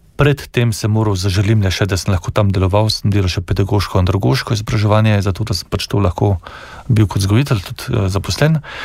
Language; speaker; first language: Slovenian; native; Slovenian